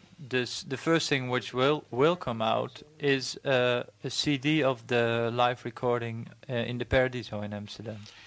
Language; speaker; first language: English; non-native, fluent; Dutch